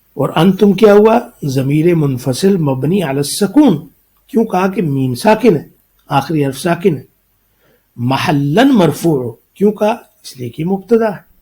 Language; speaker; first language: Urdu; native; Urdu